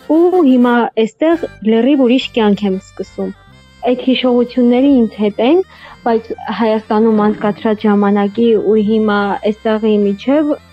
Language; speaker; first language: Armenian; native; Armenian